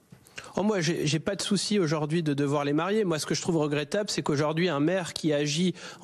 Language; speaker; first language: French; native; French